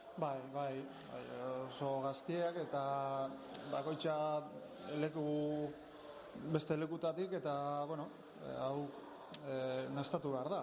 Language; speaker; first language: Basque; non-native, local second language; Spanish